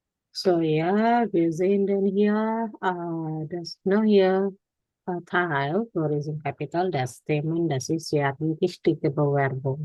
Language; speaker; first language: German; non-native, fluent; Indonesian